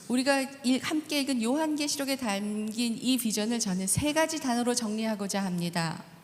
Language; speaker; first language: Korean; native; Korean